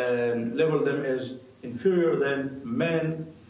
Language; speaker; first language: English; non-native, local second language; Urdu